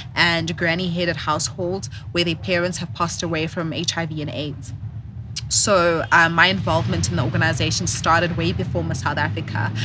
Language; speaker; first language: English; non-native, local second language; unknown